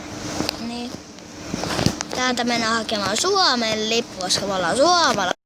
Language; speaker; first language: Finnish; native; Finnish